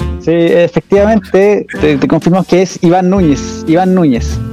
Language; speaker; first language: Spanish; native; Spanish